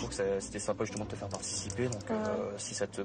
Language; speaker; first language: French; native; French